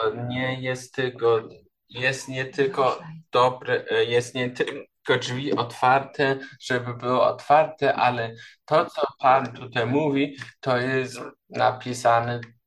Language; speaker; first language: Polish; non-native, learner; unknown